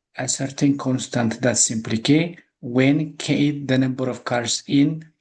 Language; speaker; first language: English; non-native, local second language; Amharic